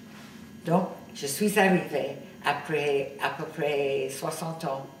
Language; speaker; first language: French; non-native, fluent; English